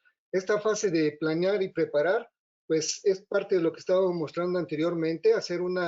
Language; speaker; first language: Spanish; native; Spanish